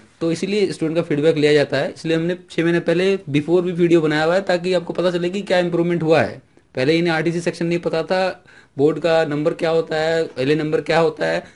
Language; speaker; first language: Hindi; native; Hindi